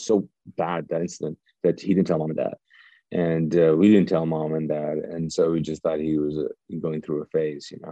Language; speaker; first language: English; non-native, fluent; Urdu